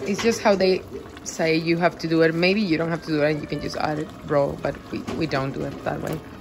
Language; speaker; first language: English; non-native, fluent; Spanish